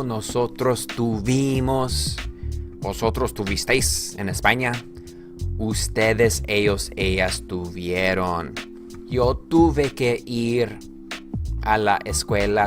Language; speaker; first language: Spanish; non-native, fluent; English